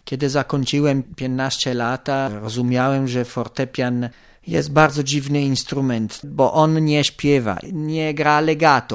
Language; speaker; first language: Polish; non-native, fluent; Italian